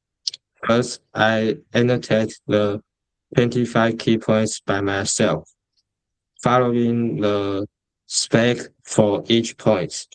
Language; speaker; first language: English; non-native, learner; Chinese